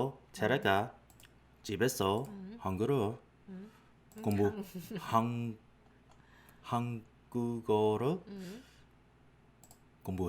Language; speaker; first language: Korean; non-native, learner; English